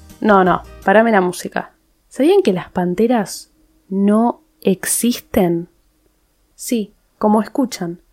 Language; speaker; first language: Spanish; native; Spanish